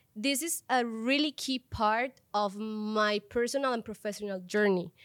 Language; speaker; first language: English; non-native, fluent; Spanish